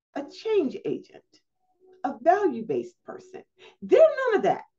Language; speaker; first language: English; native; English